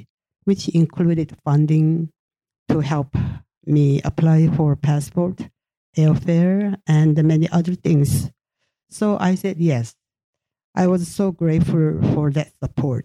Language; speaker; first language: English; non-native, fluent; Japanese